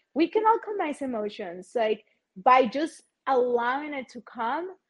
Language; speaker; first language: English; non-native, fluent; Spanish